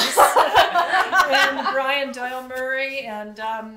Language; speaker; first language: English; native; English